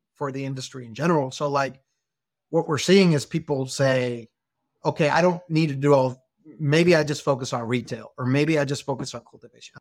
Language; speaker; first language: English; non-native, fluent; Spanish